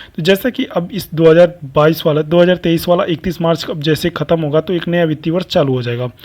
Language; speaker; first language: Hindi; native; Hindi